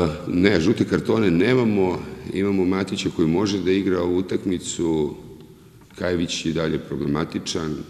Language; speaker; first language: Bosnian; native; Bosnian